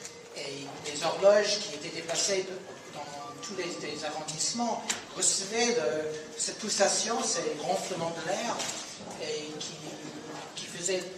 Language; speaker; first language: French; non-native, fluent; English